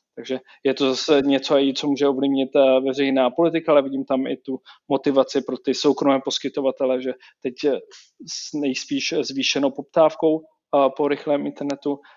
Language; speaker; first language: Czech; native; Czech